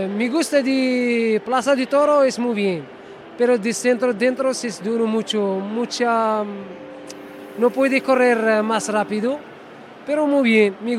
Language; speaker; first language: Spanish; non-native, learner; Arabic